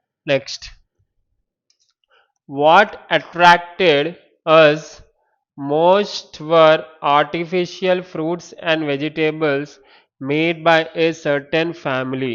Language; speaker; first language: English; non-native, local second language; Telugu